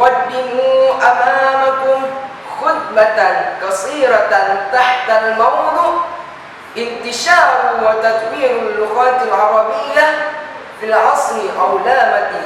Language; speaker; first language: Arabic; non-native, learner; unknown